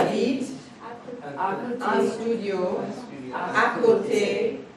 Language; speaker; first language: French; non-native, fluent; English